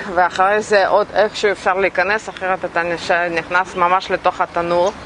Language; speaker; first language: Hebrew; non-native, fluent; Russian